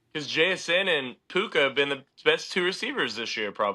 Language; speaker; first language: English; native; English